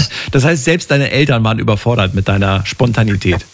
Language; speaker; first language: German; native; German